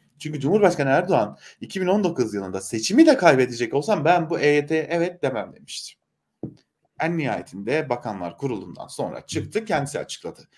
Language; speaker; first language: Turkish; native; Turkish